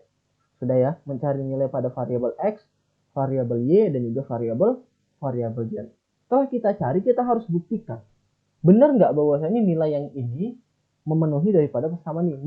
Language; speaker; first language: Indonesian; native; Indonesian